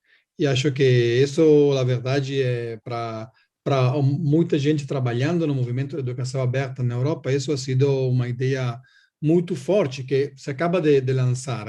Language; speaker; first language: Portuguese; non-native, learner; Italian